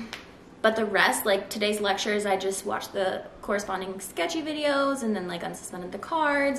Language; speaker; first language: English; native; English